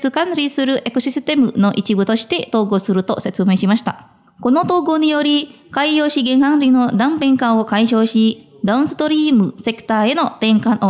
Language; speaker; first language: Japanese; non-native, fluent; Indonesian